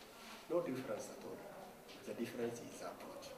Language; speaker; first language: English; non-native, learner; Amharic